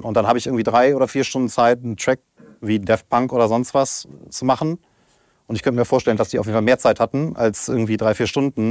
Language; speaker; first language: German; native; German